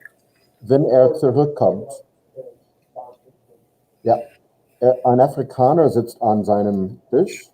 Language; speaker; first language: German; non-native, fluent; English